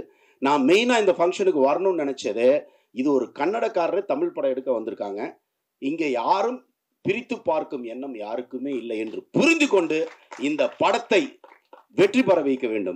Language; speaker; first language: Tamil; native; Tamil